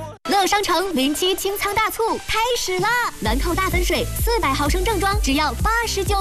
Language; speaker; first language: Chinese; native; Chinese